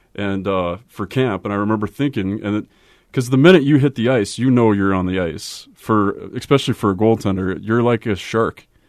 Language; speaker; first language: English; native; English